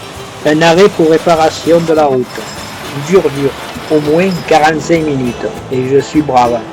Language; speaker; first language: French; native; French